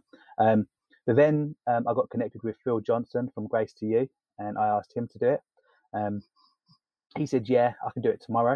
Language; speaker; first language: English; native; English